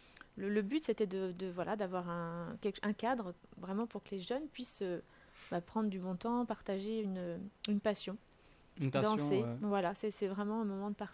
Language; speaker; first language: French; native; French